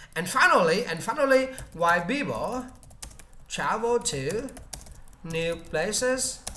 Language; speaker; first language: English; non-native, learner; Vietnamese